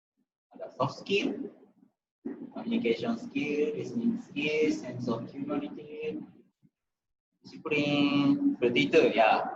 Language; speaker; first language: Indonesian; non-native, fluent; Japanese